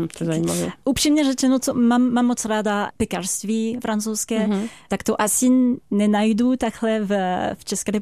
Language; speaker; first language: Czech; non-native, fluent; French